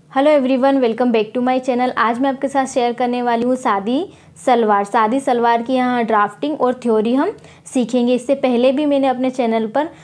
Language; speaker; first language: Hindi; native; Hindi